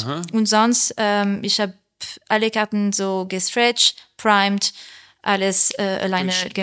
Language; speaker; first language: German; non-native, learner; French